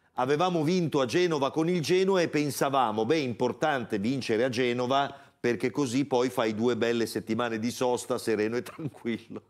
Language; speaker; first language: Italian; native; Italian